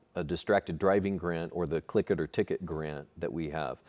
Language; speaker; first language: English; native; English